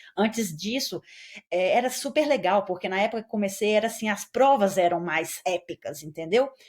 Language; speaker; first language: Portuguese; native; Portuguese